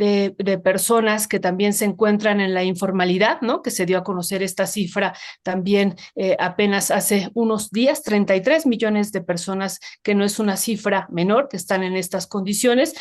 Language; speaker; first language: Spanish; native; Spanish